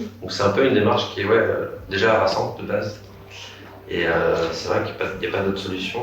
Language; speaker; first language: French; native; French